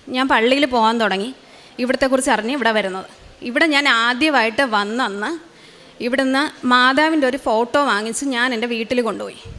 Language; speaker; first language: Malayalam; native; Malayalam